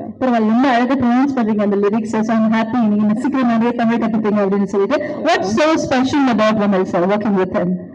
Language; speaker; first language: Tamil; native; Tamil